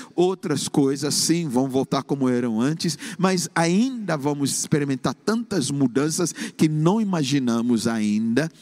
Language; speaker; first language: Portuguese; non-native, fluent; English